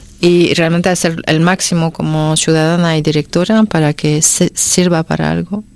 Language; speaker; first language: Spanish; non-native, fluent; French